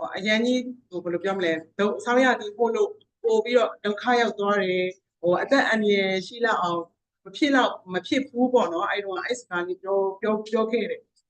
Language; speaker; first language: Burmese; native; Burmese